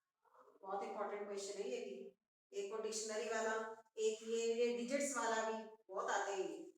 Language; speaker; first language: Hindi; native; Hindi